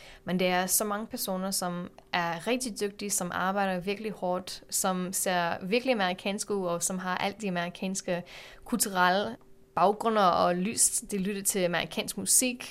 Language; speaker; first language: Danish; non-native, fluent; English